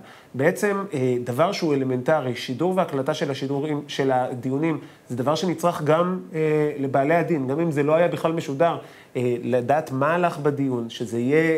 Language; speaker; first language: Hebrew; native; Hebrew